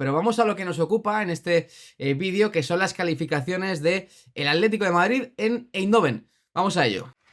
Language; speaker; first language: Spanish; native; Spanish